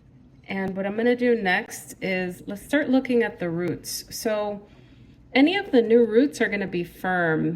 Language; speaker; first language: English; native; English